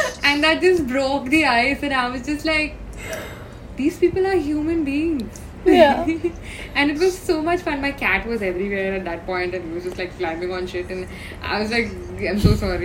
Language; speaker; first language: English; non-native, local second language; Hindi